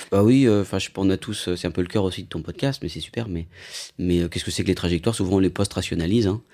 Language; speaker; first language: French; native; French